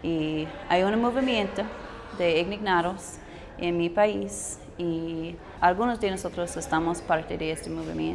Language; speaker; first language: Spanish; non-native, learner; English